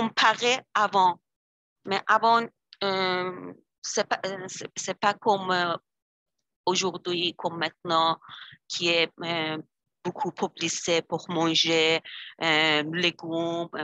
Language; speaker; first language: French; non-native, learner; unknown